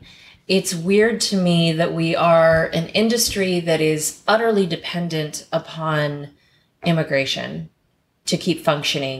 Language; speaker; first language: English; native; English